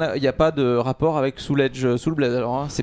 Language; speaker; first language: French; native; French